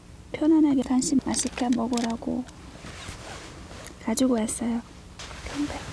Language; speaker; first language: Korean; non-native, learner; Hungarian